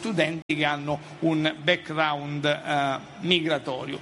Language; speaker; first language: Italian; native; Italian